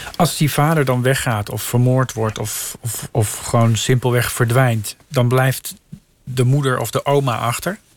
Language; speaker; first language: Dutch; native; Dutch